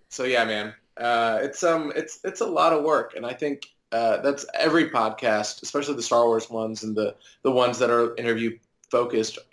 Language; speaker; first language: English; native; English